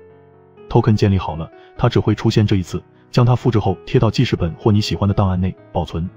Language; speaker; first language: Chinese; native; Chinese